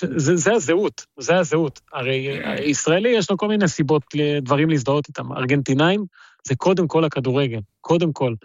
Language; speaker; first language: Hebrew; early bilingual, other home language; Spanish